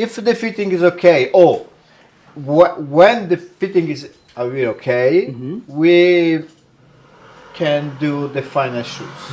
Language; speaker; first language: English; non-native, learner; Italian